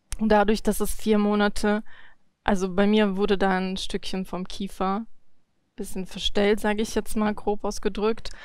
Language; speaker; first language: German; early bilingual, other home language; Russian